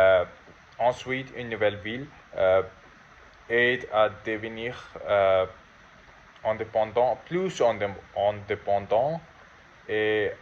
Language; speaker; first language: French; non-native, learner; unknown